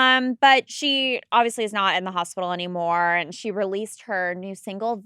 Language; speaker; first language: English; native; English